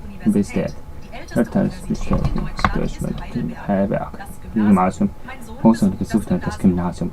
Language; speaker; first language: German; non-native, learner; Japanese